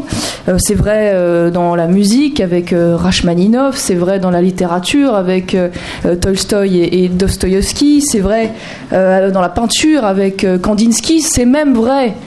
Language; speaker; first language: French; native; French